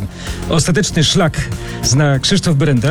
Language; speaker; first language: Polish; native; Polish